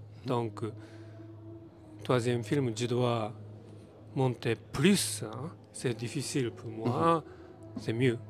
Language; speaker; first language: French; non-native, learner; Japanese